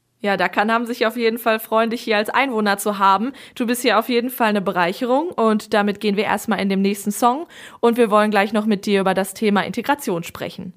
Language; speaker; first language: German; native; German